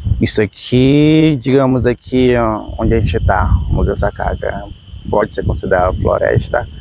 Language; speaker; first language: Portuguese; non-native, local second language; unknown